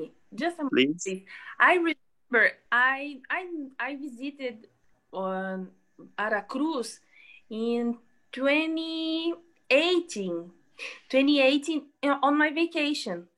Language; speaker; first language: English; non-native, learner; Portuguese